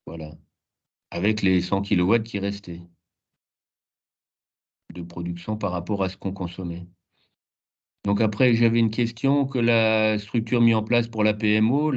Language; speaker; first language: French; native; French